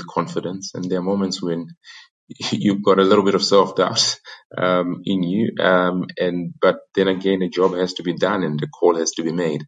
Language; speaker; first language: English; non-native, local second language; Shona